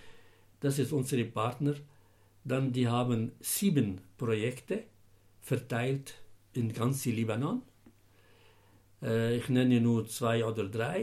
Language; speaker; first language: German; non-native, fluent; Arabic